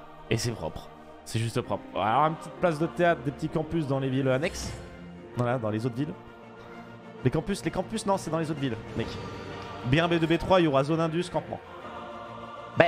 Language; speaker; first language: French; native; French